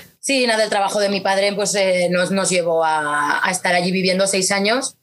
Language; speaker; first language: Spanish; native; Spanish